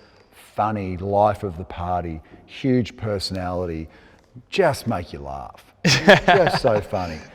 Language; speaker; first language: English; native; English